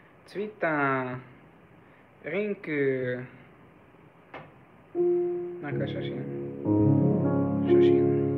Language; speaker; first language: Japanese; non-native, fluent; Hungarian